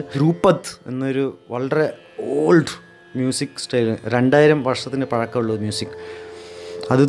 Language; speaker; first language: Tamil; non-native, learner; Malayalam